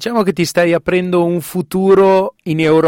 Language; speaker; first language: Italian; native; Italian